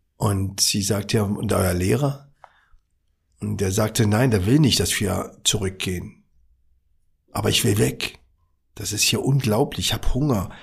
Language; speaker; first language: German; early bilingual, other home language; Arabic